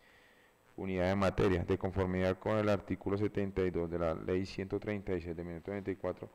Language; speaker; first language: Spanish; native; Spanish